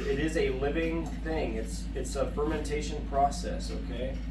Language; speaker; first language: English; native; English